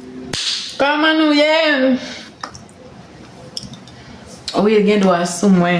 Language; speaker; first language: French; non-native, learner; Haitian Creole